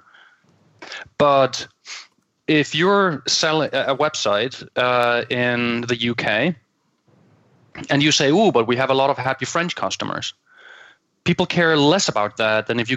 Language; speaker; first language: English; non-native, fluent; Danish